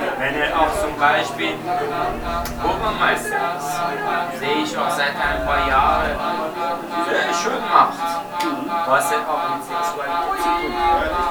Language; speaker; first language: German; non-native, learner; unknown